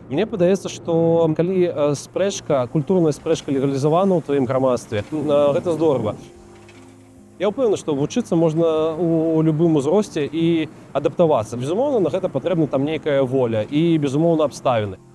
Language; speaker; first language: Belarusian; non-native, local second language; Russian